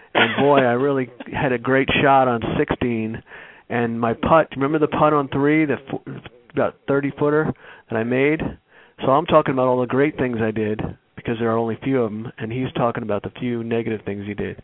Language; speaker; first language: English; native; English